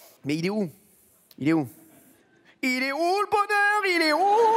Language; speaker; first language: French; native; French